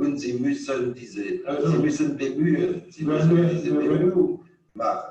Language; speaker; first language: German; non-native, fluent; French